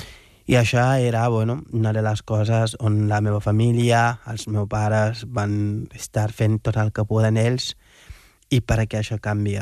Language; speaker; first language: Catalan; non-native, fluent; Wolof